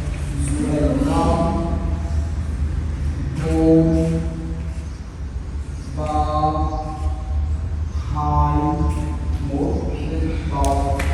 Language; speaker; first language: Vietnamese; non-native, learner; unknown